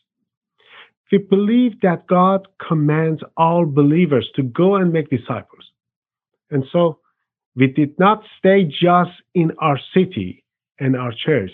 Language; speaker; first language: English; non-native, fluent; Persian